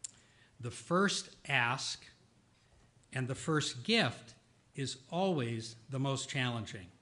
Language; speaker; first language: English; native; English